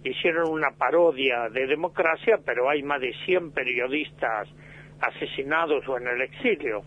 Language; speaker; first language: Spanish; native; Spanish